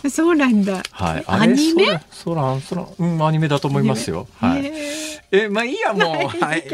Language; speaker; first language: Japanese; early bilingual, other home language; Chinese